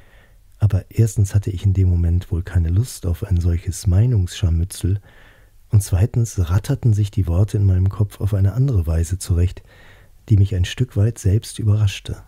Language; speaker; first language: German; native; German